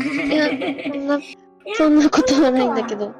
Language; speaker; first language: Japanese; native; Japanese